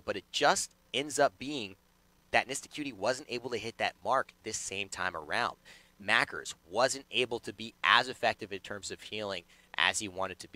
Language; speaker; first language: English; native; English